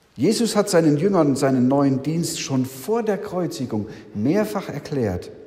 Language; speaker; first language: German; native; German